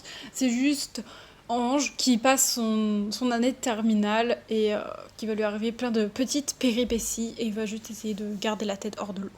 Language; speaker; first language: French; native; French